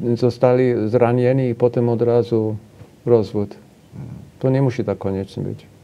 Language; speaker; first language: Polish; non-native, fluent; English